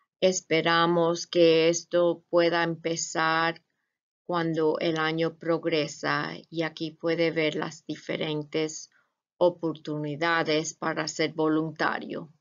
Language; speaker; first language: Spanish; non-native, fluent; English